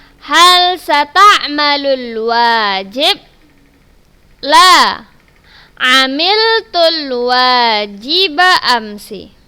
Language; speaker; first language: Arabic; non-native, fluent; Indonesian